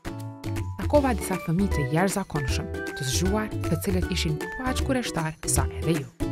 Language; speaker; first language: Albanian; native; Albanian